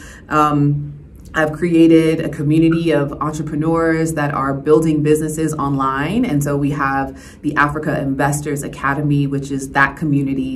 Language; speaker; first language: English; native; English